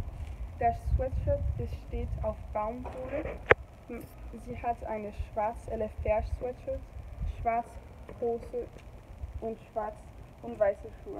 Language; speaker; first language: German; non-native, learner; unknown